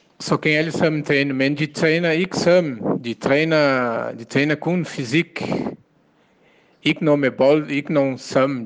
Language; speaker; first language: Danish; non-native, learner; Portuguese